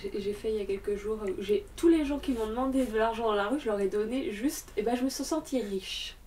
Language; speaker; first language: French; native; French